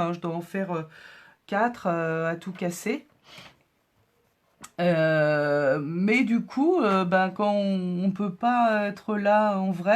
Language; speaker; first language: French; native; French